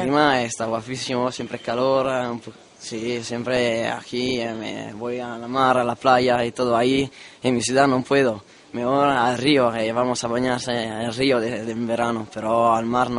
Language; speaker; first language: Spanish; non-native, learner; Italian